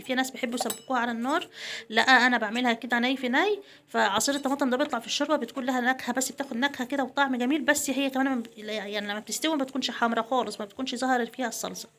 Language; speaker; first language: Arabic; native; Arabic